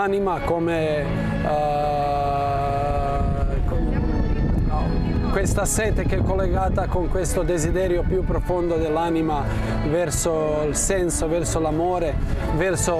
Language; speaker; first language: Italian; non-native, fluent; Croatian